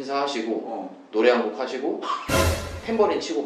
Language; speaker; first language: Korean; native; Korean